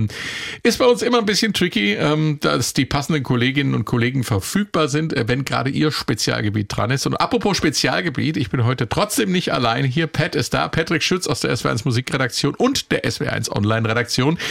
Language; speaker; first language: German; native; German